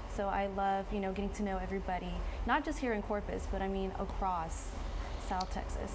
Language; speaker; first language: English; early bilingual, other home language; Spanish